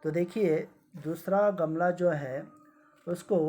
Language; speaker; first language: Hindi; non-native, local second language; Marathi